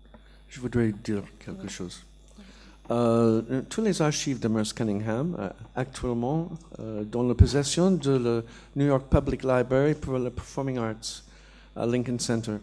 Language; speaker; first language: French; non-native, learner; English